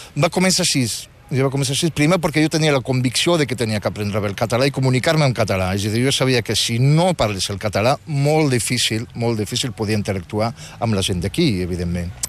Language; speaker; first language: Catalan; non-native, fluent; Riffian